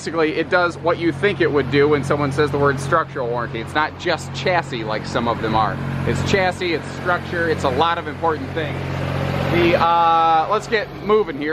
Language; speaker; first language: English; native; English